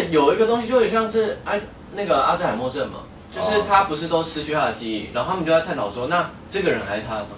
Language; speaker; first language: Chinese; native; Chinese